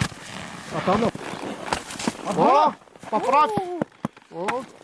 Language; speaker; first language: Russian; non-native, local second language; Yakut